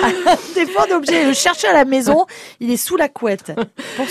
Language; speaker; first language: French; native; French